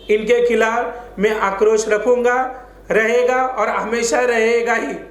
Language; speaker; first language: Hindi; non-native, local second language; Marathi